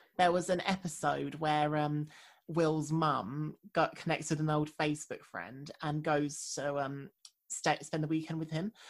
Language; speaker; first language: English; native; English